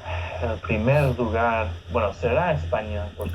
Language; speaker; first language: Spanish; non-native, fluent; English